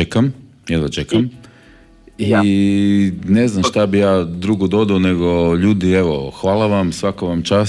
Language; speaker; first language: Serbian; native; Serbian